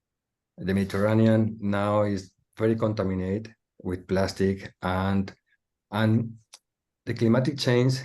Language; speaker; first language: English; non-native, learner; Spanish